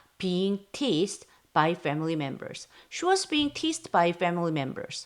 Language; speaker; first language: English; non-native, fluent; Korean